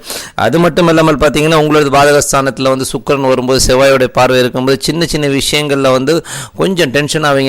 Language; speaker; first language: Tamil; native; Tamil